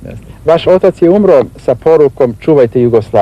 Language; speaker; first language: Bosnian; native; Bosnian